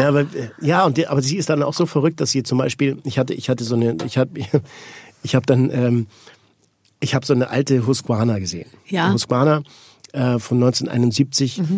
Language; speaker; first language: German; native; German